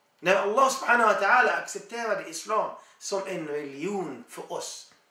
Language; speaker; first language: Swedish; non-native, fluent; Arabic